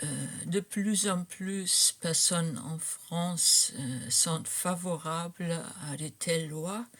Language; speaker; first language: French; non-native, fluent; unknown